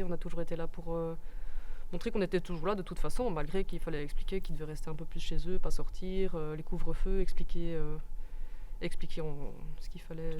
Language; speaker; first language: French; native; French